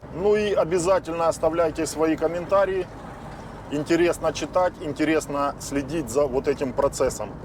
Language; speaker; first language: Russian; non-native, local second language; Ukrainian